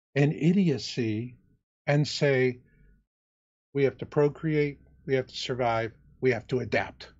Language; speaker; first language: English; native; English